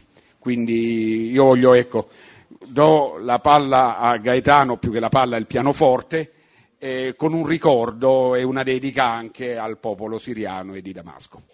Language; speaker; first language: Italian; native; Italian